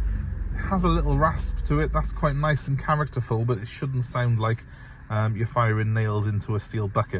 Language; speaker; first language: English; native; English